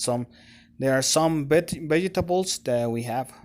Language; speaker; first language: English; non-native, fluent; Spanish